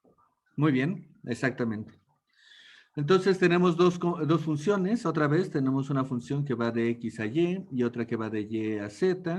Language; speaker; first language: Spanish; native; Spanish